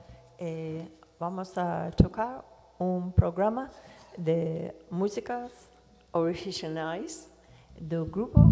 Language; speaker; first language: Portuguese; non-native, learner; English